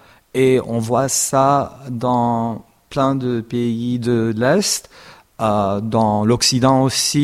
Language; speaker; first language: French; non-native, fluent; Armenian